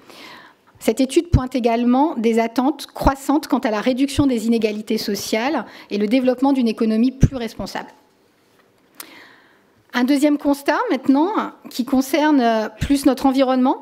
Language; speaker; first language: French; native; French